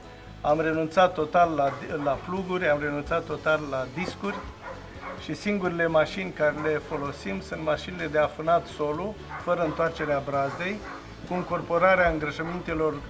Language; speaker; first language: Romanian; native; Romanian